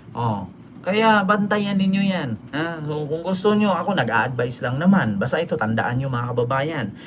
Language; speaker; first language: Filipino; non-native, local second language; Cebuano